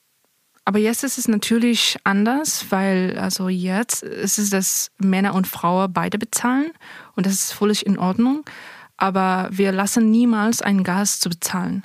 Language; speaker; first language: German; non-native, fluent; Persian